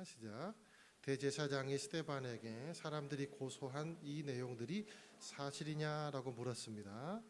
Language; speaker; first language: Korean; native; Korean